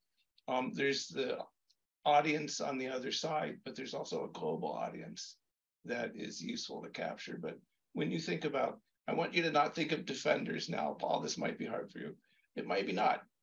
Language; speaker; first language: English; native; English